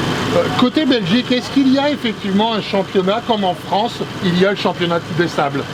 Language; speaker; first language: French; native; French